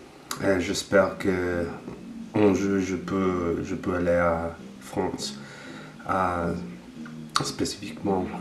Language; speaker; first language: French; non-native, learner; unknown